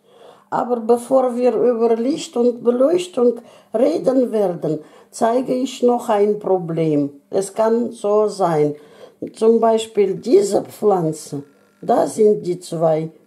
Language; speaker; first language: German; non-native, fluent; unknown